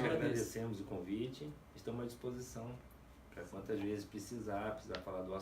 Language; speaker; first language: Portuguese; native; Portuguese